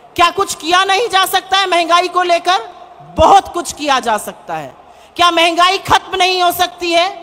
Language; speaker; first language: Hindi; native; Hindi